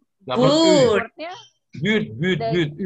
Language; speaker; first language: Dutch; non-native, learner; Indonesian